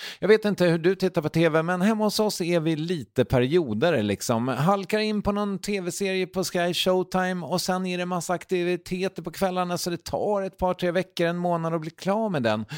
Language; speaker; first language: Swedish; native; Swedish